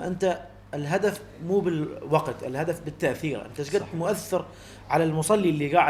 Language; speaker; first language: Arabic; native; Arabic